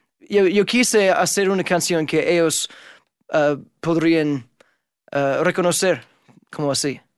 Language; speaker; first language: Spanish; non-native, fluent; English